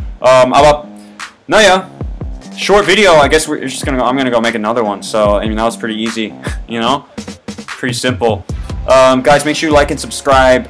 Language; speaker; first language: English; native; English